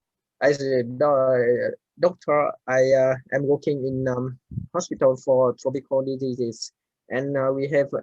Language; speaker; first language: English; non-native, learner; Vietnamese